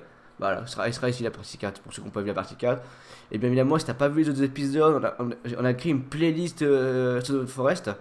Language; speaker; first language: French; native; French